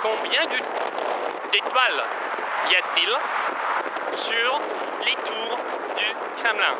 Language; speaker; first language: French; non-native, fluent; Russian